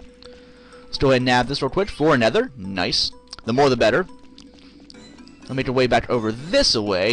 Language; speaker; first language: English; native; English